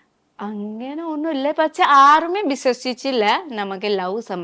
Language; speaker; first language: Malayalam; non-native, learner; Nepali